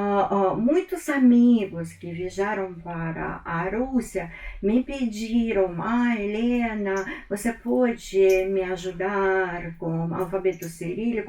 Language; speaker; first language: Portuguese; non-native, fluent; Russian